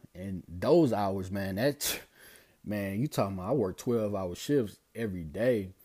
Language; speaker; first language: English; native; English